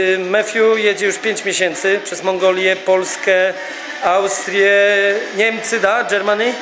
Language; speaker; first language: Russian; non-native, learner; Polish